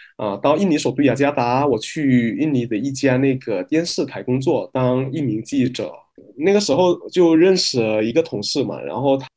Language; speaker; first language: Chinese; non-native, fluent; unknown